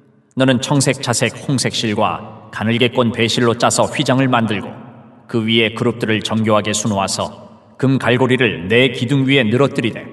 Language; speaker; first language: Korean; native; Korean